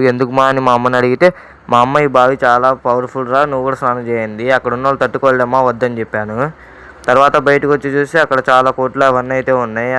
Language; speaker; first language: Telugu; non-native, local second language; Urdu